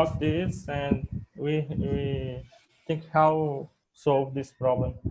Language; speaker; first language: English; non-native, learner; Portuguese